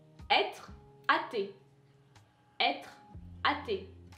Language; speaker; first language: French; native; French